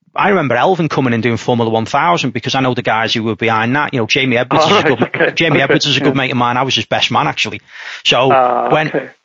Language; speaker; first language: English; native; English